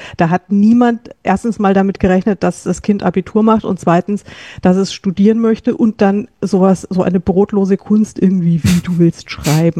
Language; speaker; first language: German; native; German